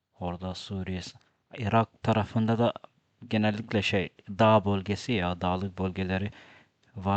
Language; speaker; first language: Turkish; non-native, fluent; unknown